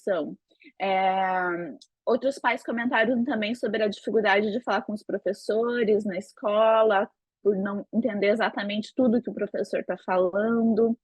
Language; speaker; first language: Portuguese; native; Portuguese